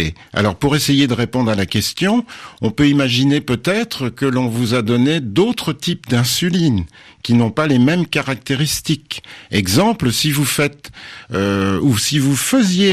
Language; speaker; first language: French; native; French